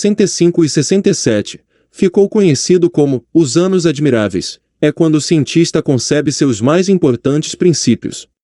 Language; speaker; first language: Portuguese; native; Portuguese